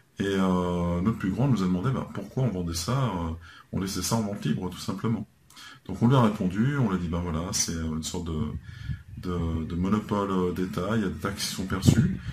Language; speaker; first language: French; native; French